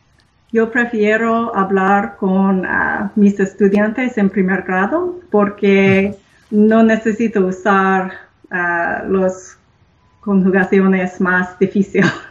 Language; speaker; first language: Spanish; non-native, learner; English